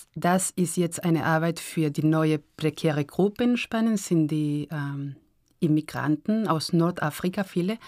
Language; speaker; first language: German; non-native, fluent; Spanish